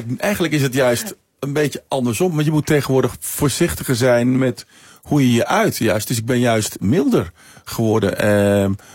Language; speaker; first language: Dutch; early bilingual, other home language; Sranan Tongo